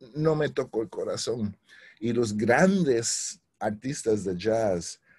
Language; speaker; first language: Spanish; early bilingual, heritage; Spanish